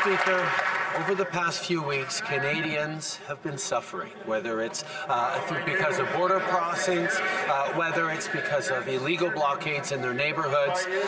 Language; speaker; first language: English; early bilingual, other home language; French